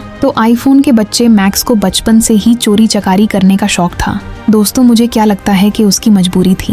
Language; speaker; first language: Hindi; native; Hindi